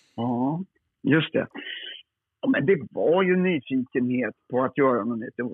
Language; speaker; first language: Swedish; native; Swedish